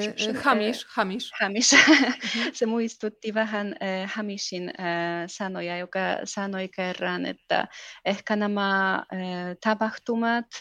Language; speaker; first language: Finnish; non-native, fluent; Polish